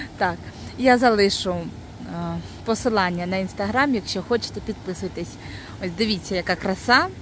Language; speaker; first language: Ukrainian; non-native, local second language; Russian